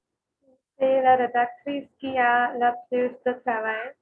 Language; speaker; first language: French; non-native, learner; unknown